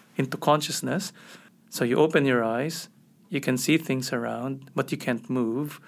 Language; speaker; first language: English; non-native, local second language; Filipino